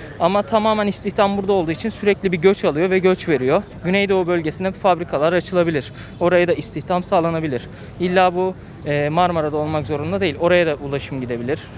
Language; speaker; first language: Turkish; native; Turkish